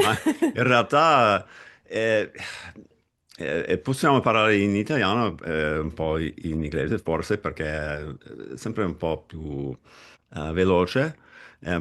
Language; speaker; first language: Italian; non-native, fluent; English